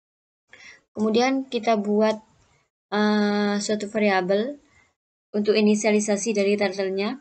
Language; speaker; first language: Indonesian; native; Indonesian